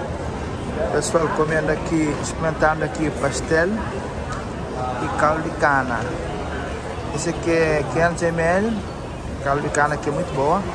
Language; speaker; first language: Portuguese; non-native, learner; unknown